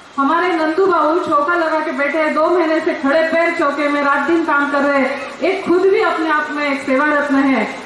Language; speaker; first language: Hindi; non-native, local second language; Marathi